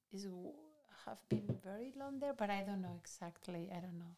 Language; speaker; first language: English; non-native, fluent; Spanish